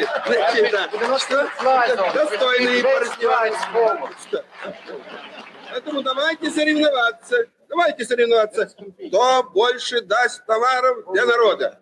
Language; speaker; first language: Russian; native; Russian